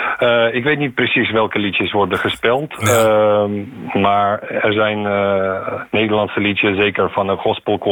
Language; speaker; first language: Dutch; non-native, fluent; Ukrainian